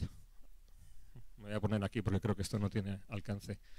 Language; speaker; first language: Spanish; native; Spanish